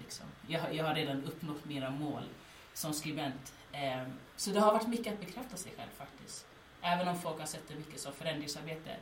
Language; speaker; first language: Swedish; early bilingual, other home language; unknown